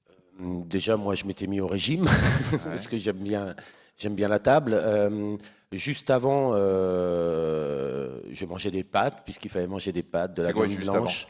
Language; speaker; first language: French; native; French